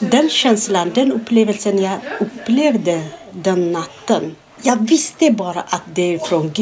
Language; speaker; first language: Swedish; non-native, fluent; Amharic